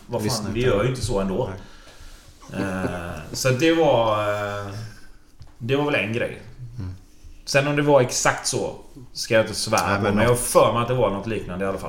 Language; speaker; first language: Swedish; native; Swedish